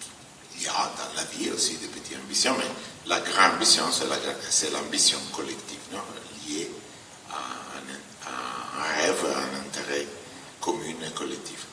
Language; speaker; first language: French; non-native, fluent; Italian